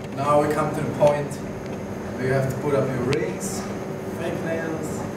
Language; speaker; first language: English; non-native, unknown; German